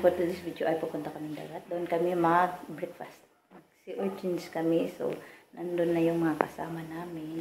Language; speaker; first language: Filipino; non-native, local second language; Cebuano